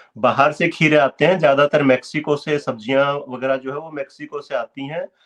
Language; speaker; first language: Hindi; native; Hindi